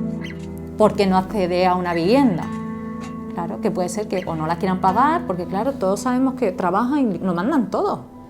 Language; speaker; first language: Spanish; native; Spanish